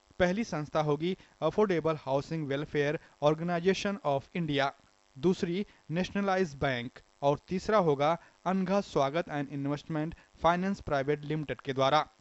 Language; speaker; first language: Hindi; non-native, local second language; Marathi